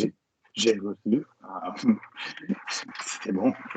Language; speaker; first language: French; non-native, learner; English